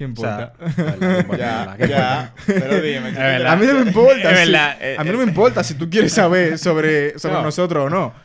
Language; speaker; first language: Spanish; native; Spanish